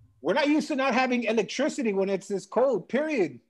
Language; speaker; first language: English; early bilingual, other home language; Spanish